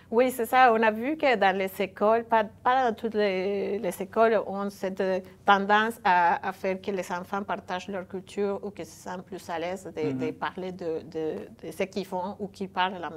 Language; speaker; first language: French; non-native, fluent; Spanish